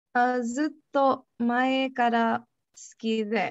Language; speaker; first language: Japanese; non-native, learner; English